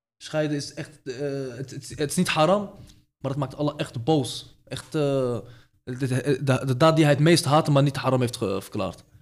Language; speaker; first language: Dutch; early bilingual, other home language; Arabic